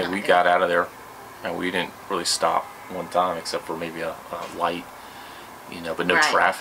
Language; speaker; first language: English; native; English